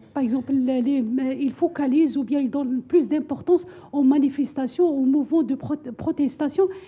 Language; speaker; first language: French; non-native, local second language; Arabic